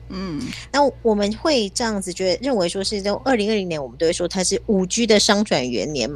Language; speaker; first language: Chinese; native; Chinese